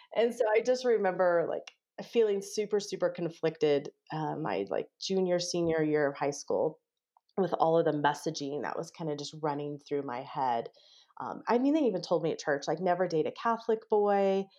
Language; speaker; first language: English; native; English